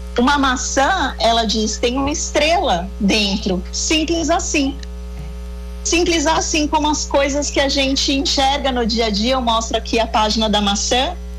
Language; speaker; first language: Portuguese; native; Portuguese